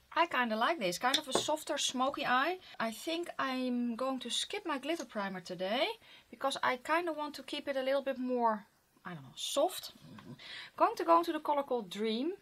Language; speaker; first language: English; non-native, fluent; Dutch